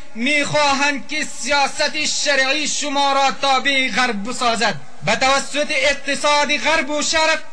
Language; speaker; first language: Persian; non-native, local second language; Pashto